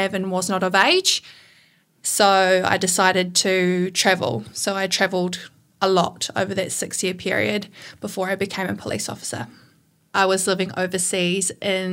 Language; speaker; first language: English; native; English